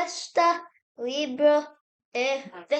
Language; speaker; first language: Italian; non-native, learner; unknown